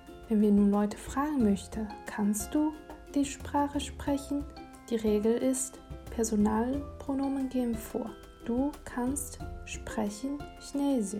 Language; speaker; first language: German; non-native, fluent; Chinese